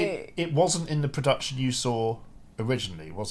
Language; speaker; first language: English; native; English